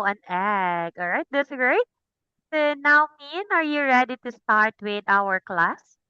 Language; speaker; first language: English; non-native, fluent; Cebuano